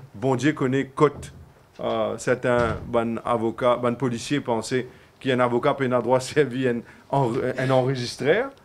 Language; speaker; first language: French; non-native, local second language; Morisyen